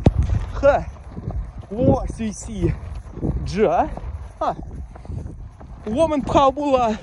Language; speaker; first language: Chinese; non-native, learner; Russian